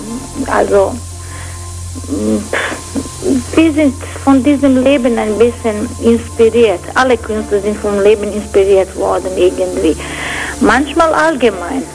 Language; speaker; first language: German; non-native, fluent; Croatian